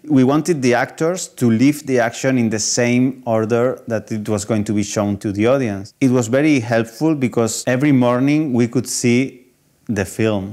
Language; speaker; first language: English; non-native, fluent; Spanish